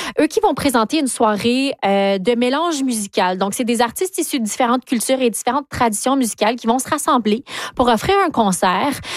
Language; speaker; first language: French; native; French